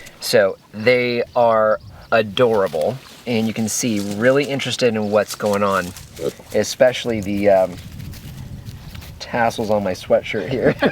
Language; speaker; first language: English; native; English